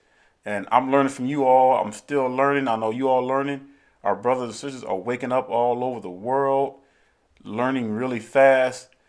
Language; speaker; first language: English; native; English